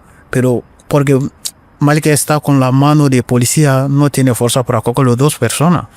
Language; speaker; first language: Spanish; non-native, learner; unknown